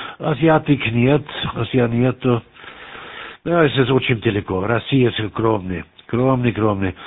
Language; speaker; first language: Russian; non-native, learner; German